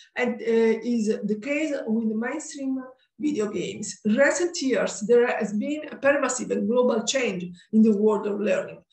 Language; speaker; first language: English; non-native, learner; Italian